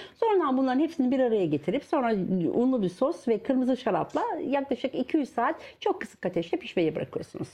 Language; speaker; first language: Turkish; native; Turkish